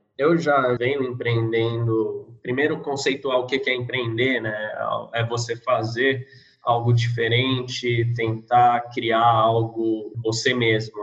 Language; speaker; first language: Portuguese; early bilingual, other home language; Norwegian